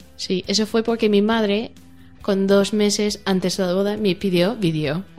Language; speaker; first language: Spanish; non-native, learner; English